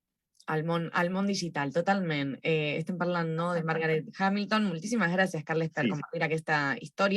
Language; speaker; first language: Catalan; non-native, local second language; Spanish